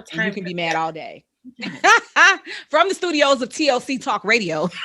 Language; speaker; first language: English; native; English